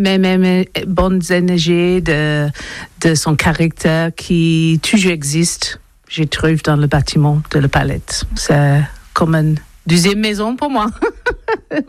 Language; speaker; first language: French; non-native, learner; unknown